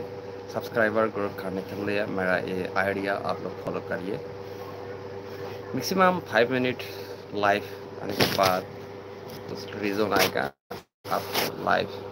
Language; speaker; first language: Hindi; non-native, learner; Bangla